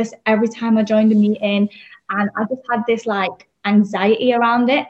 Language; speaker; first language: English; native; English